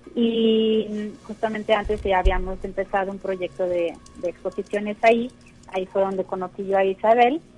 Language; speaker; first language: Spanish; native; Spanish